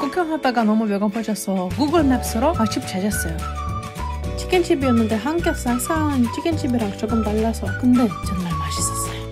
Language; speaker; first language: Korean; non-native, fluent; Lithuanian